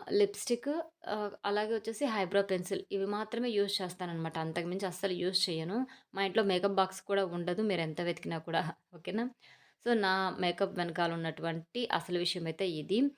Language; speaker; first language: Telugu; native; Telugu